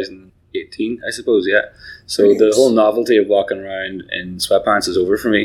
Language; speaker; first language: English; native; English